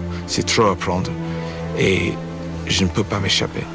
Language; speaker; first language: French; non-native, fluent; English